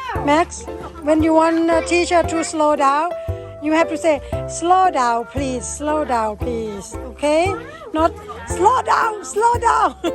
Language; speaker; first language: English; non-native, fluent; Thai